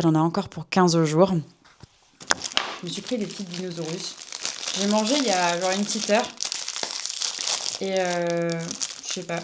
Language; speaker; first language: French; native; French